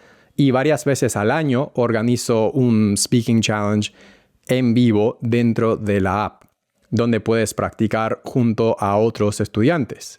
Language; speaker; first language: Spanish; non-native, fluent; English